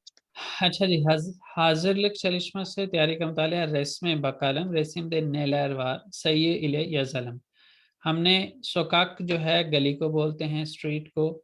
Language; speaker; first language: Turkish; non-native, fluent; Urdu